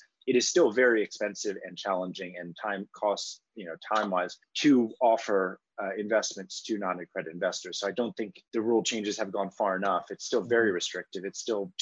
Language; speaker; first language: English; native; English